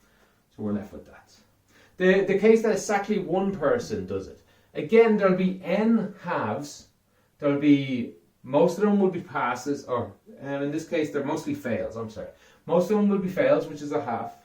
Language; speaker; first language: English; native; English